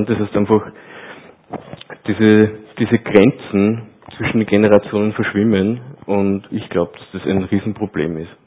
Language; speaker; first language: German; native; German